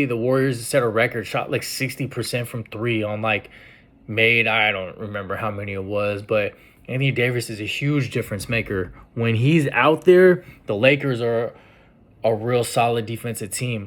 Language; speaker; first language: English; native; English